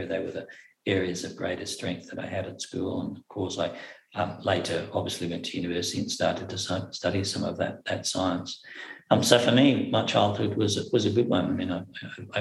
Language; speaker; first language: English; native; English